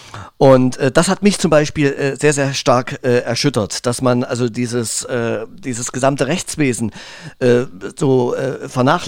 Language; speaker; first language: German; native; German